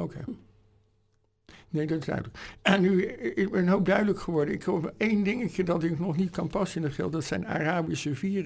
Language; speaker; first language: Dutch; native; Dutch